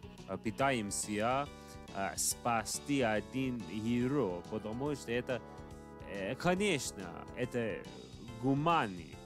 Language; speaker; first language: Russian; non-native, learner; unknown